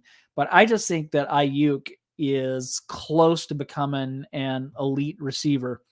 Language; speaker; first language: English; native; English